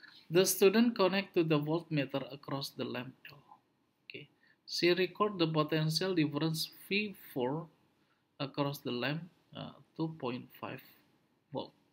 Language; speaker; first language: English; non-native, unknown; Indonesian